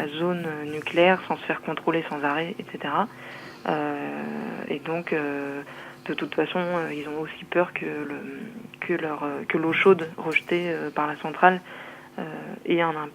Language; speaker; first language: French; native; French